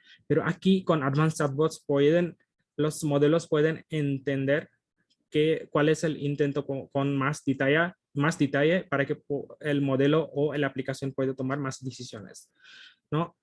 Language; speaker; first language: Spanish; non-native, fluent; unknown